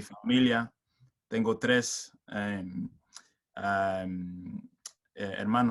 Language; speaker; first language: Spanish; non-native, learner; English